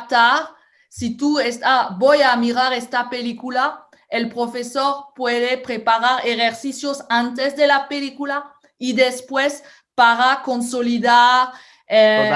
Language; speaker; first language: Spanish; non-native, fluent; French